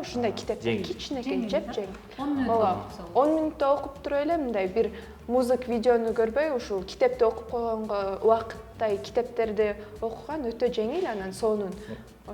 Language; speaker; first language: Kyrgyz; early bilingual, heritage; Kyrgyz